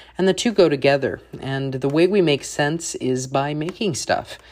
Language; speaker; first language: English; native; English